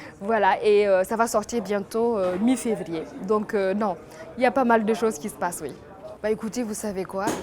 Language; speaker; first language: French; non-native, local second language; Mossi